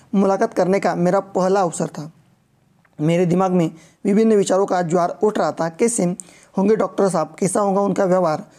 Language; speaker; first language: Hindi; non-native, local second language; Marathi